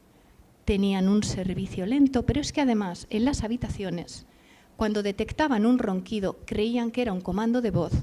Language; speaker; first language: Spanish; native; Spanish